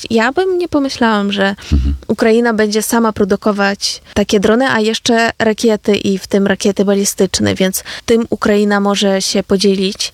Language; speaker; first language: Polish; non-native, fluent; Ukrainian